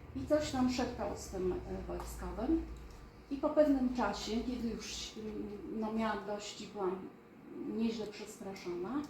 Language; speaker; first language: Polish; native; Polish